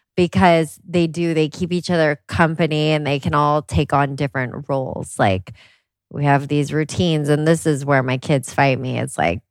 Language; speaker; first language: English; native; English